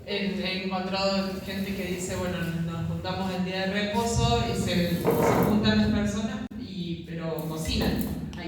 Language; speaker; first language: Spanish; native; Spanish